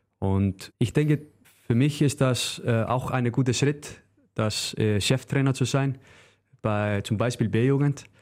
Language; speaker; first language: German; non-native, learner; Icelandic